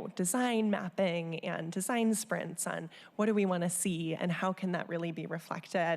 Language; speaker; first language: English; native; English